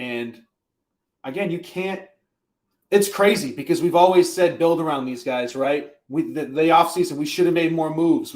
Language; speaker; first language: English; native; English